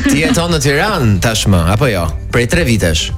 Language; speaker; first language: Albanian; native; Albanian